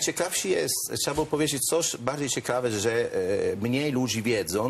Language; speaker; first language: Polish; non-native, learner; Italian